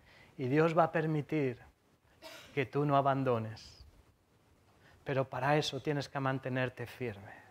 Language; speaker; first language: Spanish; native; Spanish